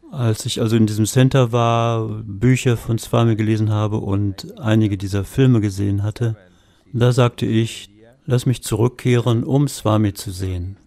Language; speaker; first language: German; native; German